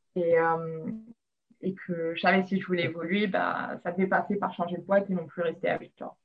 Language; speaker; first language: French; non-native, local second language; Arabic